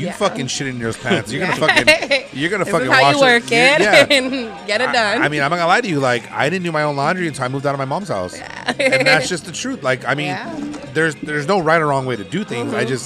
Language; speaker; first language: English; native; English